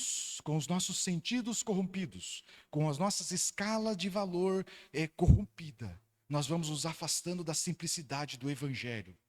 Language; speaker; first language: Portuguese; native; Portuguese